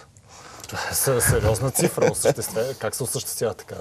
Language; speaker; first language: Bulgarian; native; Bulgarian